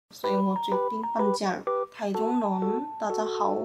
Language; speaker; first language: Chinese; non-native, fluent; Korean